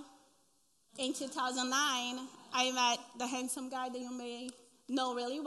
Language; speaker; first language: English; non-native, fluent; Portuguese